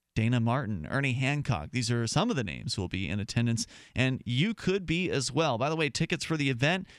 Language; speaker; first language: English; native; English